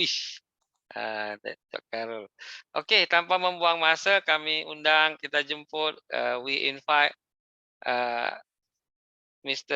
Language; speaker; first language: Malay; native; Malay